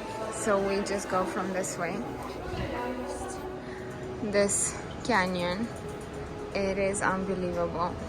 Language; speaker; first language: English; non-native, learner; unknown